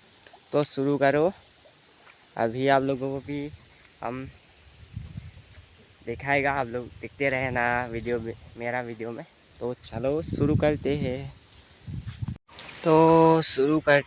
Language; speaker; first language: Hindi; non-native, local second language; Karbi